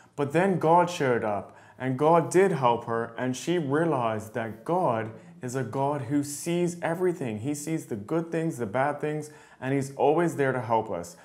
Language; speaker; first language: English; native; English